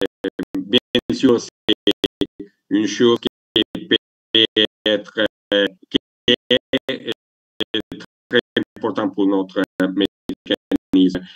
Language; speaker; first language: French; non-native, learner; Italian